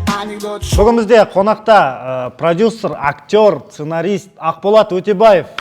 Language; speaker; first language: Kazakh; native; Kazakh